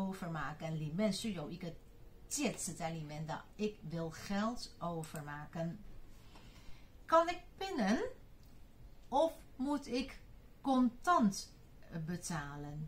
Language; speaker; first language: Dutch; non-native, fluent; Chinese